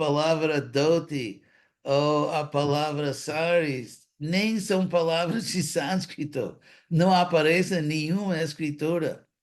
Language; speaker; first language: Portuguese; non-native, fluent; English